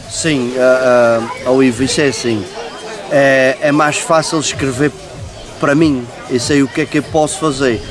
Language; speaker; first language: Portuguese; native; Portuguese